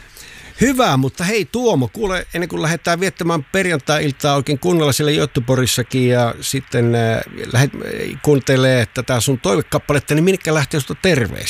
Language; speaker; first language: Finnish; native; Finnish